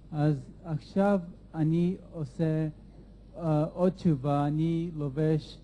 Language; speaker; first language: Hebrew; non-native, learner; English